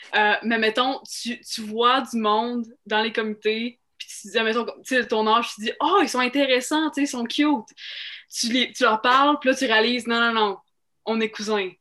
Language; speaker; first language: French; native; French